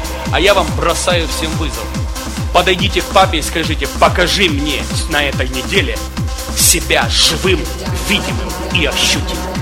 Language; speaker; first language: Russian; native; Russian